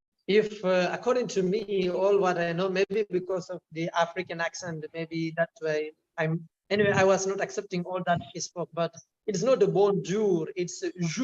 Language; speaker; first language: English; non-native, local second language; Malayalam